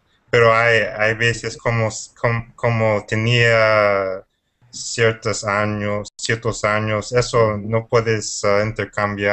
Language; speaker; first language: Spanish; non-native, fluent; English